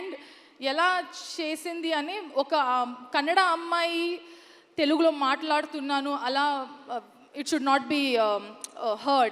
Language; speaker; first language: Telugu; non-native, learner; Kannada